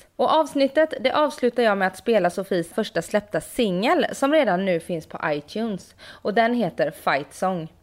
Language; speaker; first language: Swedish; native; Swedish